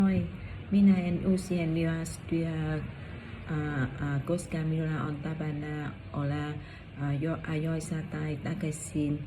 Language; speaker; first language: Finnish; non-native, learner; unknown